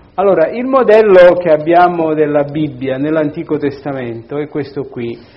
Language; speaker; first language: Italian; native; Italian